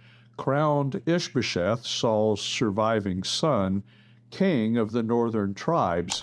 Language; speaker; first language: English; native; English